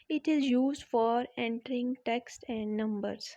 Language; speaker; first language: English; non-native, local second language; Punjabi